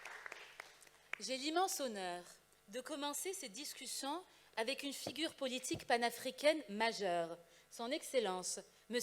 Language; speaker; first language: French; non-native, local second language; Arabic